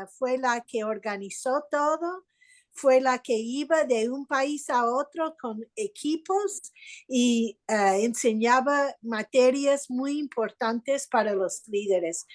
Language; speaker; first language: Spanish; non-native, fluent; English